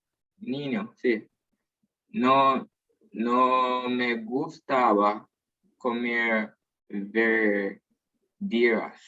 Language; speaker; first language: Spanish; non-native, learner; English